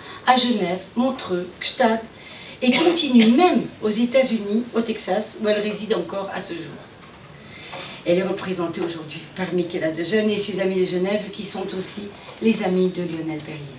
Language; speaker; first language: French; native; French